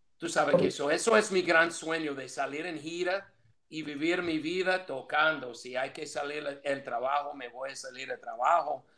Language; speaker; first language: Spanish; non-native, fluent; English